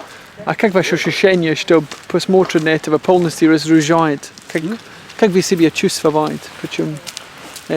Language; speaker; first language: Russian; non-native, learner; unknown